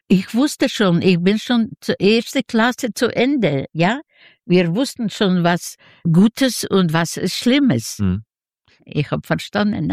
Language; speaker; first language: German; non-native, fluent; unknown